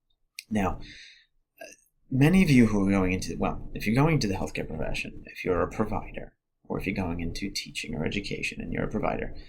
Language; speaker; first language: English; native; English